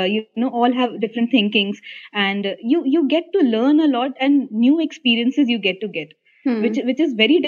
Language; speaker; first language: English; non-native, local second language; Hindi